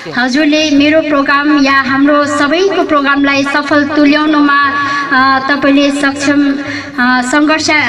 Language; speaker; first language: Nepali; non-native, local second language; Limbu